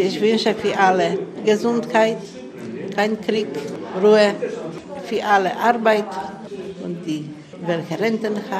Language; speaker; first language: German; early bilingual, heritage; Polish